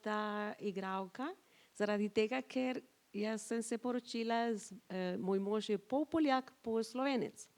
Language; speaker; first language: Slovenian; non-native, fluent; Spanish